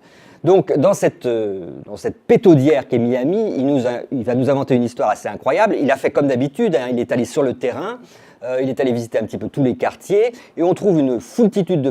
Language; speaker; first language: French; native; French